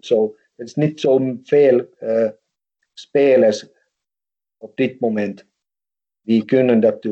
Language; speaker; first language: Dutch; non-native, fluent; Finnish